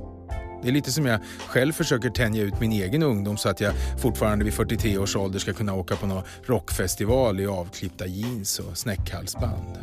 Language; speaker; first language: Swedish; native; Swedish